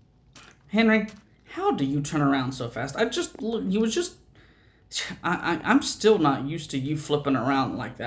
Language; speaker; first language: English; native; English